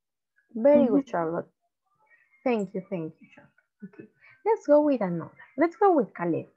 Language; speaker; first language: English; non-native, learner; Spanish